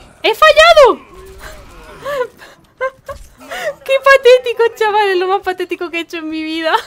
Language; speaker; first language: Spanish; native; Spanish